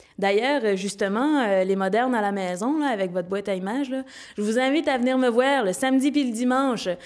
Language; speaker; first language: French; native; French